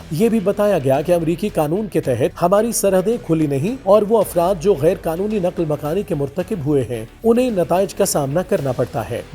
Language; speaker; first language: Urdu; native; Urdu